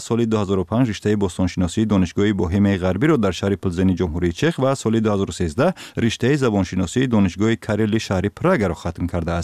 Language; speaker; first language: Tajik; native; Tajik